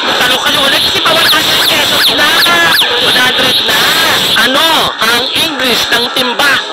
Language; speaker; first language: Filipino; native; Filipino